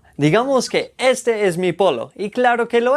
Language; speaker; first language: Spanish; non-native, fluent; English